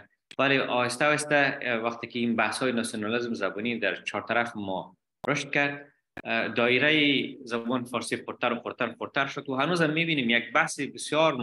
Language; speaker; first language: Persian; native; Persian